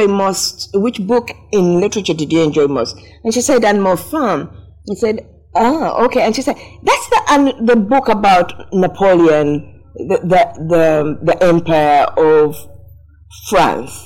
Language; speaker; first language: English; non-native, local second language; Ganda